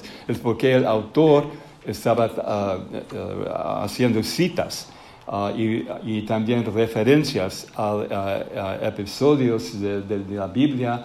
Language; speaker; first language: Spanish; non-native, fluent; English